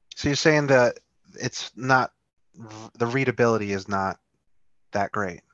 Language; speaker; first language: English; early bilingual, other home language; Filipino